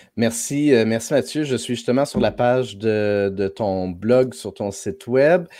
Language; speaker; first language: French; native; French